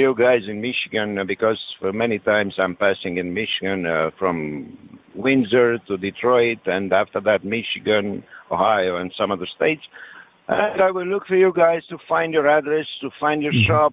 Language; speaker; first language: English; non-native, learner; French